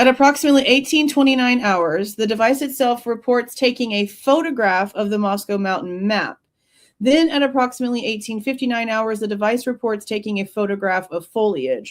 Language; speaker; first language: English; native; English